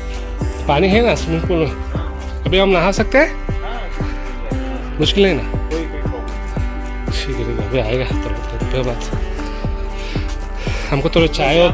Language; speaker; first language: Hindi; non-native, local second language; Telugu